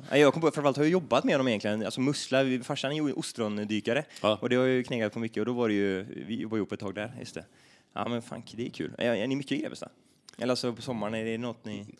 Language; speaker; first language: Swedish; native; Swedish